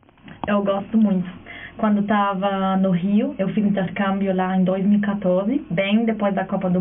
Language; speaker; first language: Portuguese; non-native, fluent; German